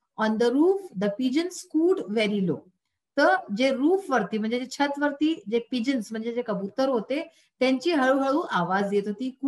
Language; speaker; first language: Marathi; non-native, local second language; Hindi